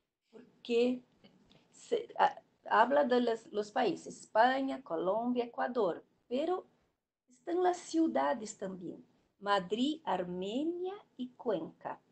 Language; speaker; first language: Spanish; non-native, learner; Portuguese